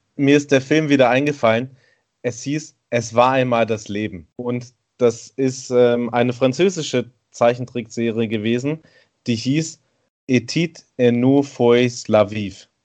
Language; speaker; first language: German; native; German